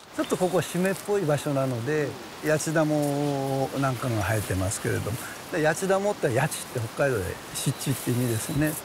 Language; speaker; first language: Japanese; native; Japanese